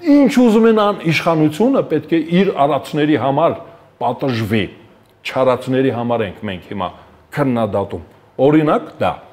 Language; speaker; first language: Armenian; native; Armenian